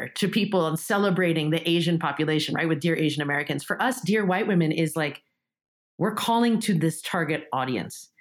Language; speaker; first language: English; early bilingual, other home language; Japanese